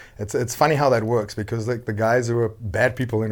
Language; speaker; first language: English; non-native, local second language; Afrikaans